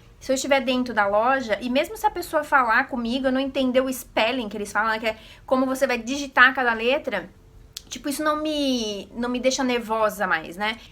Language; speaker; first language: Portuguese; native; Portuguese